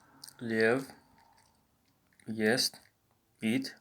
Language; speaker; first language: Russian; non-native, learner; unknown